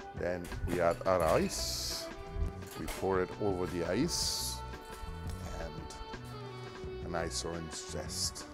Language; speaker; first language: English; non-native, fluent; Italian